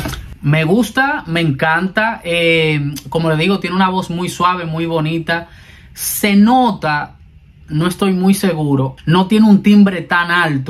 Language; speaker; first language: Spanish; native; Spanish